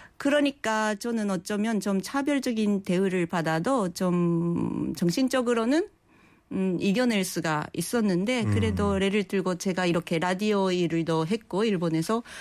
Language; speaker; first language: Korean; early bilingual, heritage; Japanese